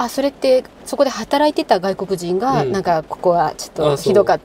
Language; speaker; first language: Japanese; native; Japanese